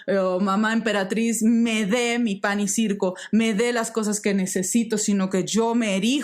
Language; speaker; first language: Spanish; native; Spanish